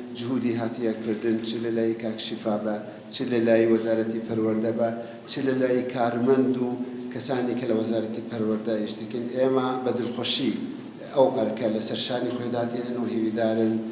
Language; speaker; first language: Central Kurdish; non-native, local second language; Kurdish